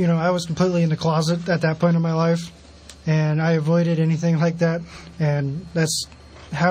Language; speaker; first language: English; native; English